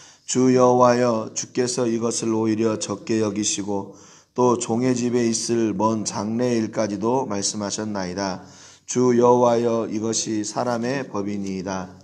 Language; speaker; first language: Korean; native; Korean